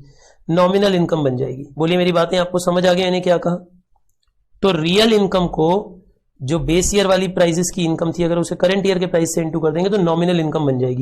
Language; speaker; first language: Hindi; native; Hindi